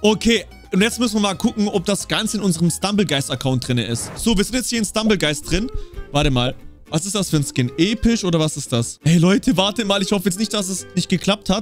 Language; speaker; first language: German; native; German